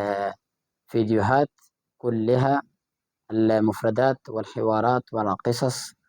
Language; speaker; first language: Arabic; non-native, fluent; Urdu